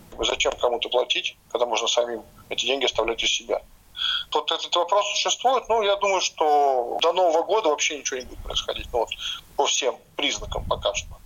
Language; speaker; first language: Russian; non-native, local second language; Latvian